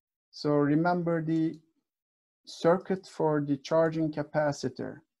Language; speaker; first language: English; non-native, fluent; Turkish